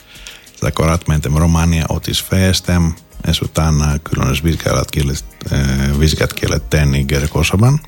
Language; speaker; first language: Hungarian; non-native, fluent; Greek